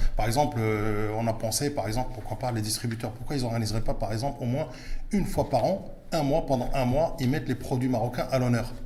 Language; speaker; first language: French; early bilingual, other home language; Arabic